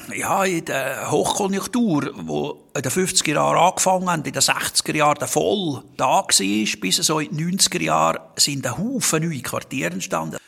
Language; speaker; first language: German; native; German